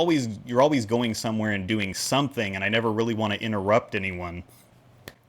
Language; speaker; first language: English; native; English